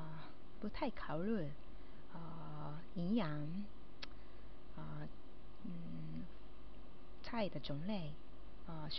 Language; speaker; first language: Chinese; non-native, learner; Japanese